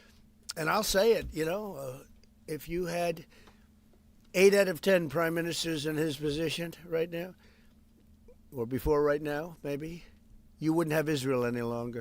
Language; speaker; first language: English; native; English